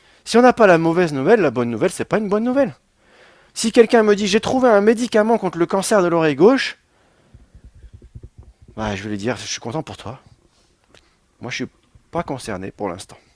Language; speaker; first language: French; native; French